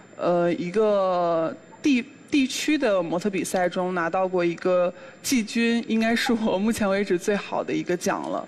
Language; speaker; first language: Chinese; native; Chinese